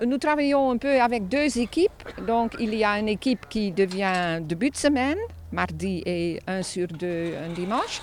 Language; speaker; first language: French; non-native, fluent; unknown